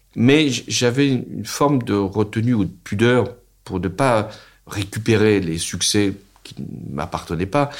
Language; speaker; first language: French; native; French